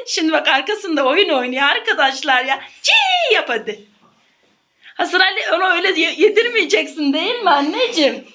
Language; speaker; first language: Turkish; native; Turkish